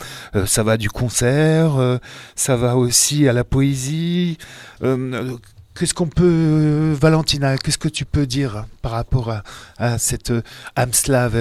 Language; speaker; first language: French; native; French